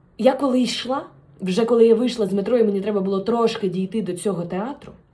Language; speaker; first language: Ukrainian; non-native, local second language; Russian